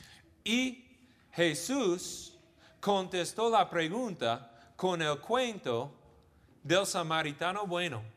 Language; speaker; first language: Spanish; non-native, fluent; English